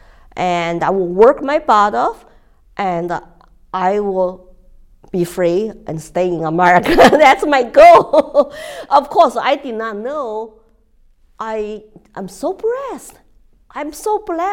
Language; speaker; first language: English; non-native, fluent; Chinese